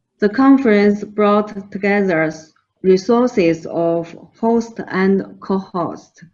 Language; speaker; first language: English; non-native, fluent; Chinese